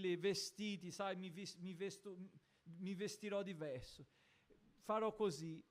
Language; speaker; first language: Italian; non-native, fluent; Portuguese